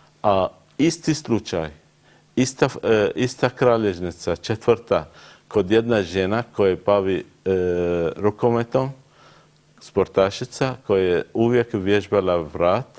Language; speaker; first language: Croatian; non-native, learner; Arabic